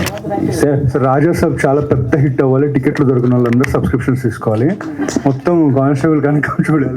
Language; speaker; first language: Telugu; native; Telugu